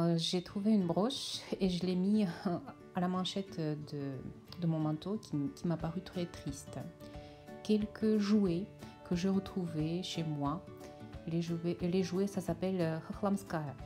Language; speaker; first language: French; non-native, fluent; Russian